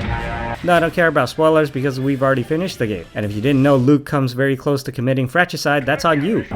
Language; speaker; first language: English; native; English